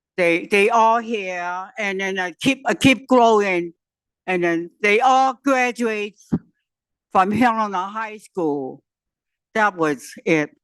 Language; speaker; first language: English; non-native, learner; Chinese